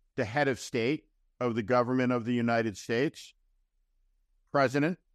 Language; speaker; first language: English; native; English